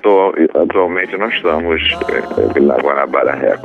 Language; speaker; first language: Portuguese; native; Portuguese